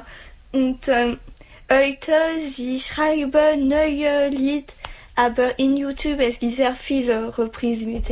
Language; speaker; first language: German; non-native, learner; French